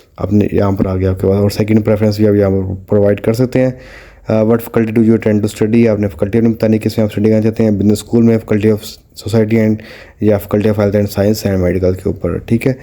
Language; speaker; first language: Urdu; non-native, local second language; Punjabi